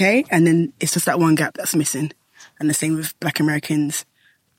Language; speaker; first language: English; native; English